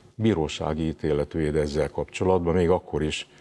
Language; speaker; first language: Hungarian; native; Hungarian